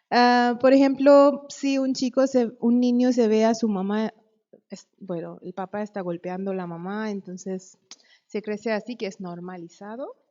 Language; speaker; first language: Spanish; non-native, fluent; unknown